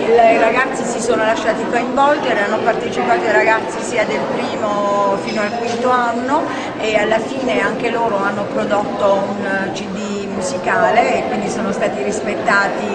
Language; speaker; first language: Italian; native; Italian